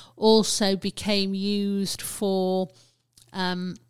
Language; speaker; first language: English; native; English